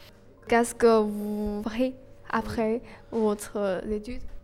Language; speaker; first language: French; non-native, learner; Chinese